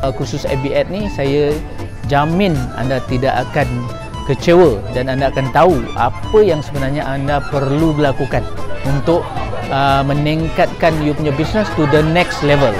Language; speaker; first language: Malay; native; Malay